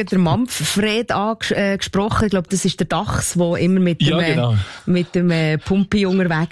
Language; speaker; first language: German; native; German